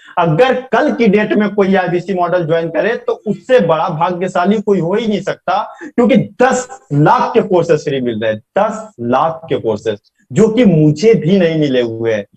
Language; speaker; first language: Hindi; native; Hindi